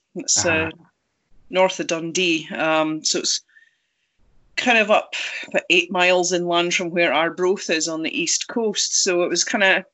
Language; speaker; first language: English; native; English